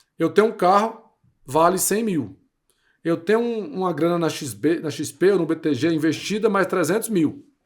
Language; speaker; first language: Portuguese; native; Portuguese